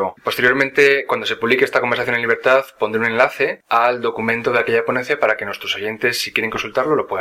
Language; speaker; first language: Spanish; native; Spanish